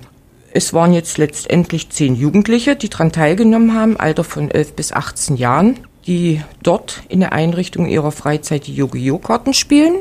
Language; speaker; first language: German; native; German